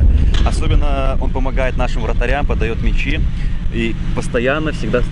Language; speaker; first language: Russian; native; Russian